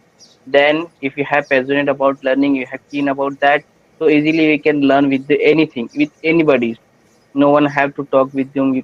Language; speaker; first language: English; non-native, learner; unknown